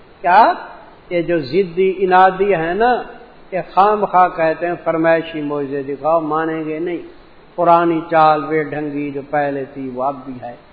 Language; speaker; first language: Urdu; non-native, local second language; Punjabi